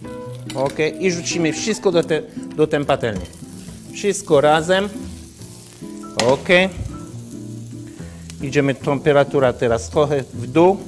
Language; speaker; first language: Polish; non-native, learner; French